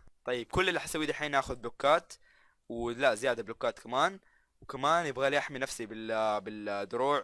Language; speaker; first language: Arabic; native; Arabic